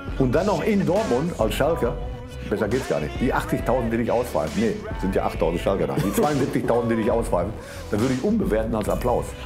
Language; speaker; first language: German; native; German